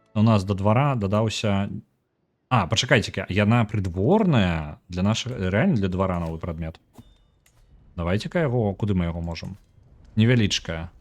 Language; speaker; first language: Belarusian; non-native, local second language; Russian